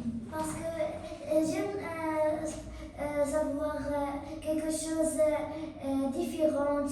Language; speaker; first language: French; non-native, learner; Arabic